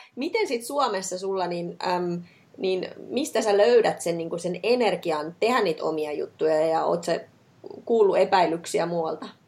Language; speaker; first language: Finnish; native; Finnish